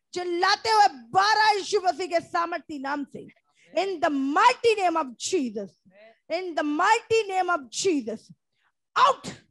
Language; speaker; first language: Hindi; native; Hindi